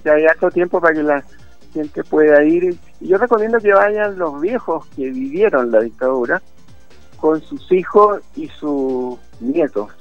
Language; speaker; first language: Spanish; native; Spanish